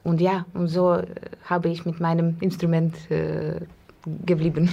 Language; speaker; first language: German; non-native, learner; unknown